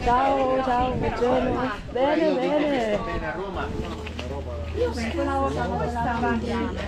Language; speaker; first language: Italian; non-native, learner; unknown